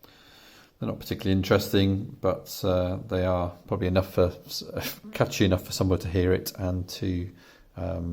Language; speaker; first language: English; native; English